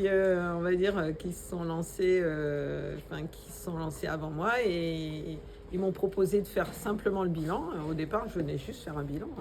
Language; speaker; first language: French; native; French